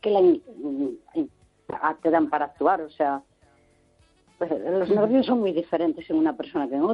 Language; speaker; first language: Spanish; native; Spanish